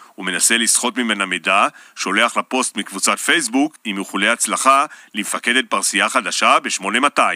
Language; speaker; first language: Hebrew; native; Hebrew